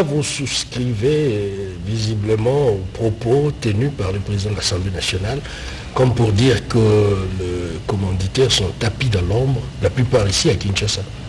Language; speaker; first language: French; non-native, local second language; Lingala